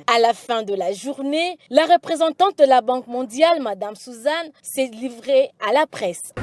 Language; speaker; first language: French; native; French